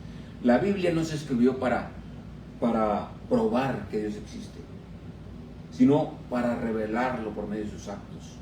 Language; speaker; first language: Spanish; native; Spanish